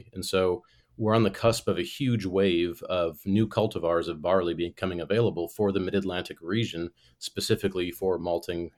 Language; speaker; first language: English; native; English